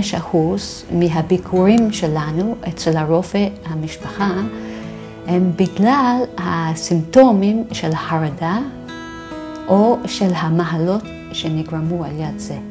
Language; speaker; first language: Hebrew; non-native, fluent; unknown